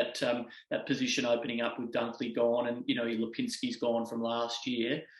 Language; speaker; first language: English; native; English